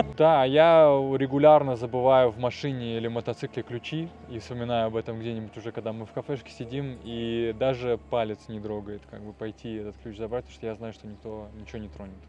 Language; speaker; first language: Russian; non-native, fluent; Serbian